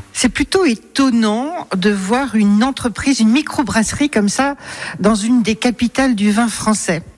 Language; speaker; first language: French; native; French